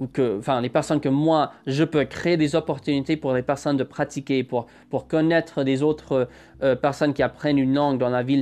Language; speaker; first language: French; non-native, fluent; English